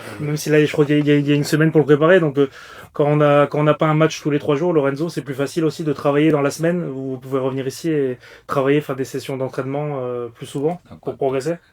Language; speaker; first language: French; native; French